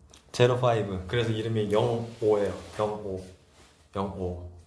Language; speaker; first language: Korean; native; Korean